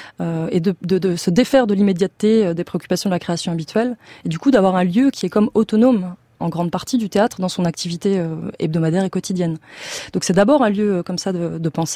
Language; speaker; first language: French; native; French